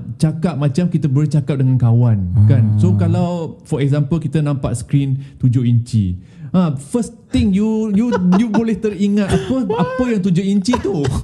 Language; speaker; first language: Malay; non-native, local second language; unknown